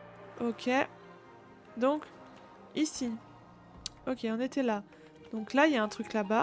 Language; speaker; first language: French; native; French